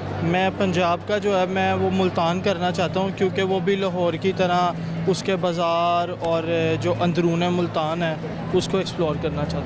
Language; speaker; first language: Hindi; native; Hindi